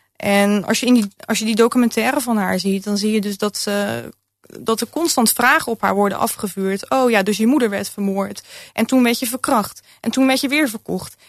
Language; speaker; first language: Dutch; native; Dutch